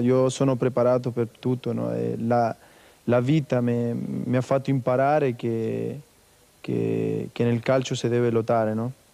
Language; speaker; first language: Italian; non-native, fluent; Spanish